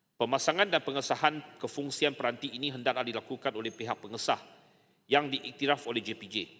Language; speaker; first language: Malay; native; Malay